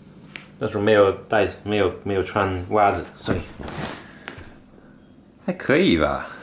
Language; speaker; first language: Chinese; non-native, fluent; English